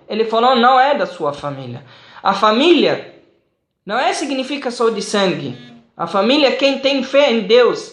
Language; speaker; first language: Portuguese; non-native, fluent; Arabic